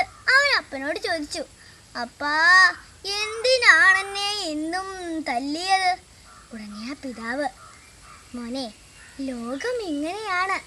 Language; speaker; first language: Malayalam; native; Malayalam